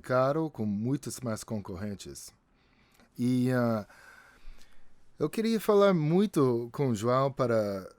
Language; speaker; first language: Portuguese; non-native, fluent; English